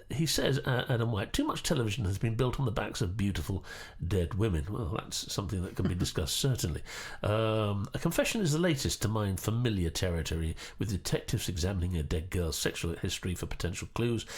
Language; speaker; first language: English; native; English